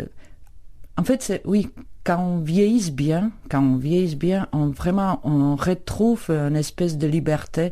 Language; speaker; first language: French; non-native, fluent; Czech